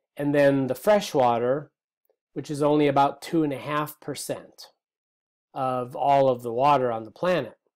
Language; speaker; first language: English; native; English